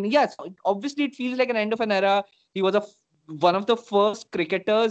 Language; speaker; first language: English; non-native, local second language; Hindi